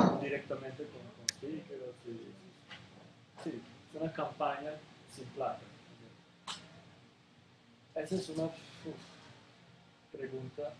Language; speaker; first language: Spanish; non-native, learner; Serbian